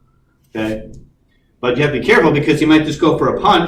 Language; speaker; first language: English; native; English